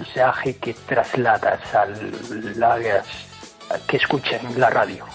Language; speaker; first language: Spanish; non-native, fluent; English